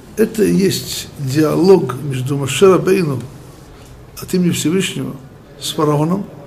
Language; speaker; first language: Russian; early bilingual, heritage; Russian